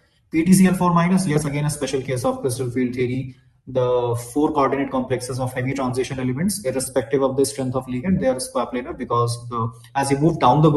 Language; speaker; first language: English; non-native, local second language; Hindi